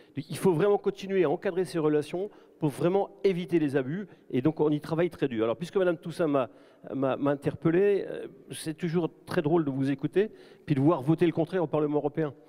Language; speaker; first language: French; native; French